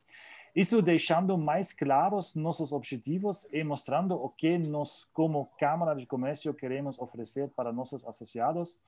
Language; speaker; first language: Portuguese; non-native, learner; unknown